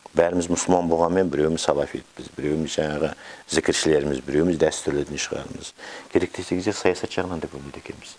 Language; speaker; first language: Kazakh; native; Kazakh